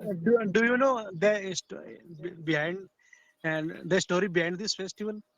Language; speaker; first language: English; non-native, learner; Hindi